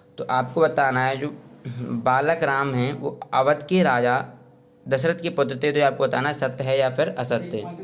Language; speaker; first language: Hindi; native; Hindi